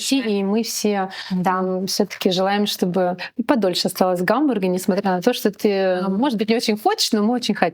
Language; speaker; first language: Russian; native; Russian